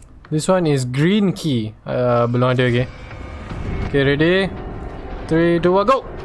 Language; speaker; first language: English; non-native, local second language; Malay